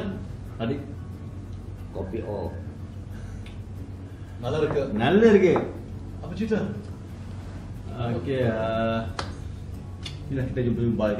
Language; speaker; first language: Malay; native; Malay